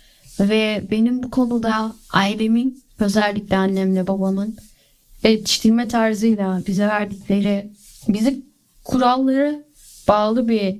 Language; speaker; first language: Turkish; early bilingual, heritage; Turkish